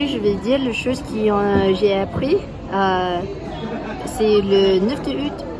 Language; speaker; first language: French; non-native, learner; English